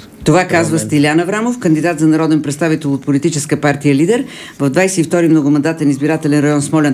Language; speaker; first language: Bulgarian; native; Bulgarian